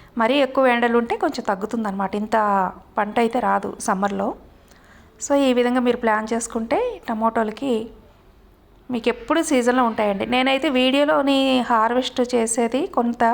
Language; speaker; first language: Telugu; native; Telugu